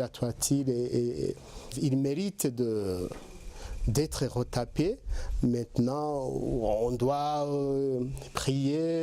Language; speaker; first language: French; non-native, local second language; Kinyarwanda